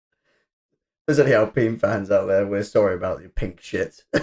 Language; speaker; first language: English; native; English